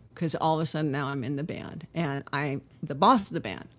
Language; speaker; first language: English; native; English